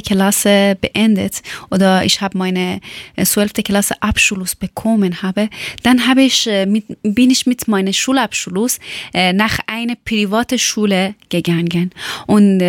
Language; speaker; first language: German; non-native, learner; Persian